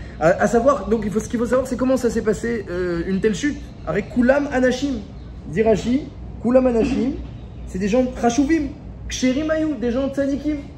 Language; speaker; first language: French; native; French